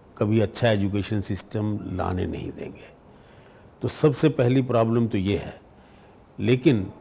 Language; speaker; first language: Hindi; native; Hindi